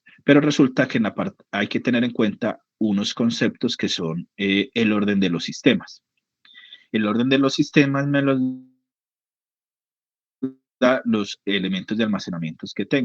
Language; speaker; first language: Spanish; native; Spanish